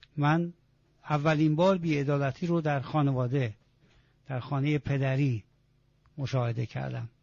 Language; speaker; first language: Persian; non-native, local second language; Azerbaijani